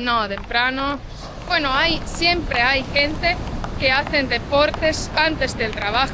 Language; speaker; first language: Spanish; non-native, fluent; Estonian